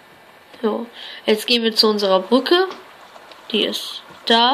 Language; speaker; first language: German; native; German